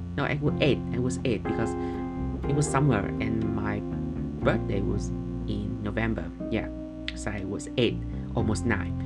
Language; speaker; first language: English; non-native, fluent; Vietnamese